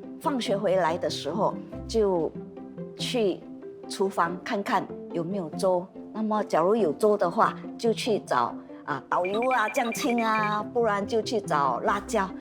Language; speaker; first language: Chinese; native; Chinese